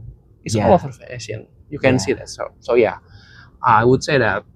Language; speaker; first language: English; non-native, fluent; Indonesian